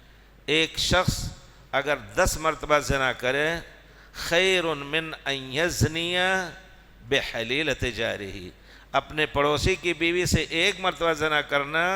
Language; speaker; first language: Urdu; native; Urdu